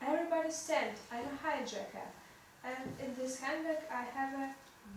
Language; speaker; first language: English; non-native, learner; Russian